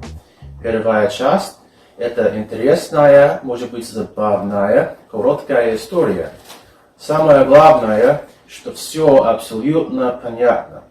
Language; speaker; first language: Russian; non-native, fluent; English